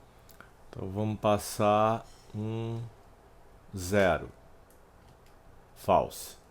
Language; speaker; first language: Portuguese; native; Portuguese